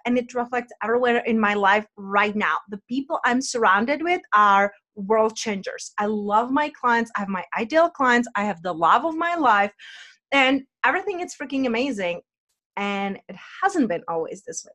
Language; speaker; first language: English; non-native, fluent; Czech